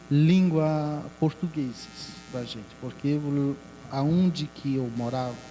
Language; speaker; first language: Portuguese; non-native, local second language; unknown